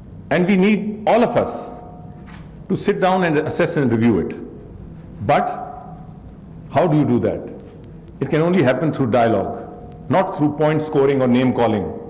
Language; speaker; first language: English; non-native, local second language; Urdu